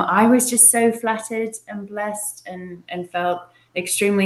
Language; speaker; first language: English; native; English